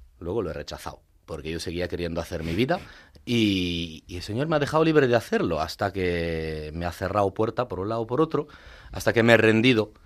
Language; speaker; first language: Spanish; non-native, fluent; Italian